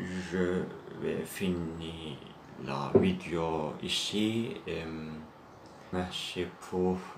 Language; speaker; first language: French; non-native, learner; Turkish